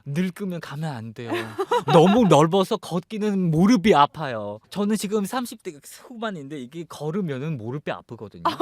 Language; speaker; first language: Korean; non-native, fluent; Khmer